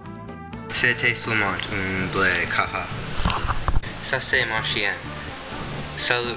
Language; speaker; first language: French; non-native, learner; English